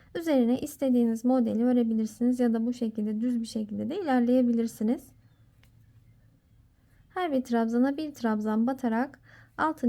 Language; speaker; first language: Turkish; native; Turkish